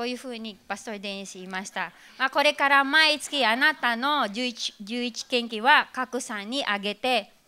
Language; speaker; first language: Japanese; non-native, fluent; Filipino